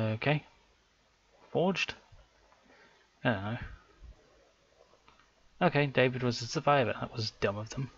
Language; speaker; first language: English; native; English